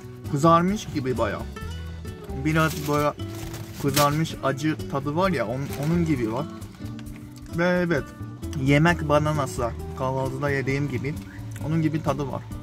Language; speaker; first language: Turkish; non-native, fluent; Japanese